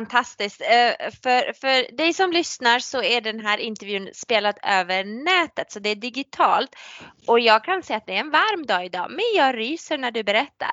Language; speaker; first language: Swedish; native; Swedish